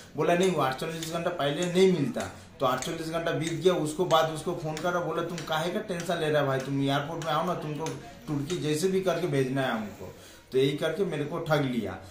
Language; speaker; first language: Hindi; non-native, local second language; Bangla